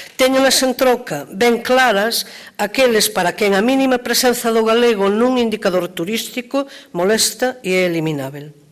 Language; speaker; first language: Galician; native; Galician